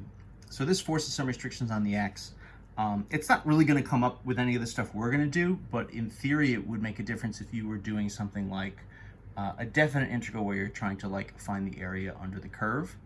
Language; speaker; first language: English; native; English